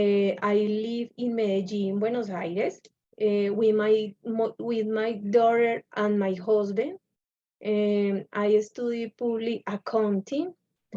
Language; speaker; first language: English; non-native, learner; Spanish